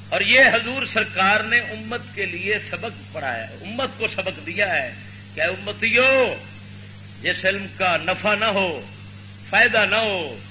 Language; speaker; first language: Urdu; non-native, local second language; Punjabi